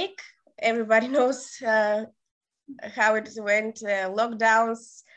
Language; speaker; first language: English; non-native, fluent; Bulgarian